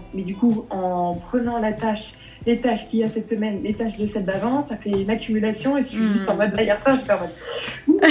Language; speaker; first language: French; native; French